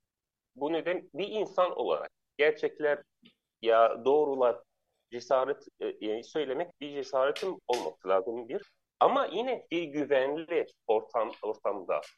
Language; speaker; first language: Turkish; non-native, learner; Arabic